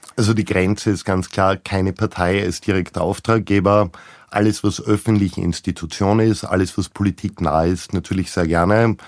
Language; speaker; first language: German; native; German